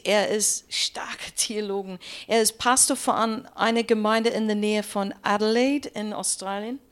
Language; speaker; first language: German; non-native, learner; English